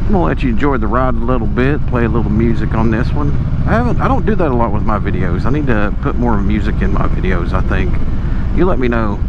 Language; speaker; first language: English; native; English